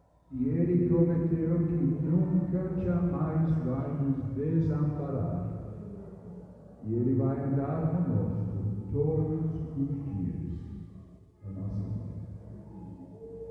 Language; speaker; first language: Portuguese; non-native, fluent; English